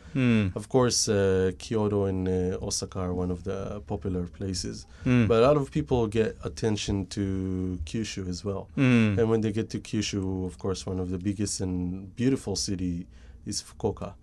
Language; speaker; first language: English; non-native, fluent; Hebrew